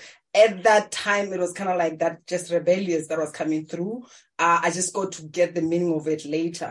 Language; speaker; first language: English; non-native, local second language; Tswana